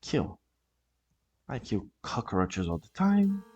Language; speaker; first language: English; non-native, fluent; Portuguese